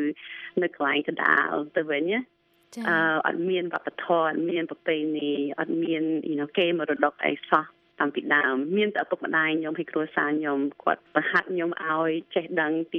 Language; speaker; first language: Khmer; early bilingual, heritage; Khmer